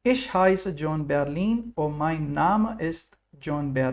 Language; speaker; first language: German; non-native, fluent; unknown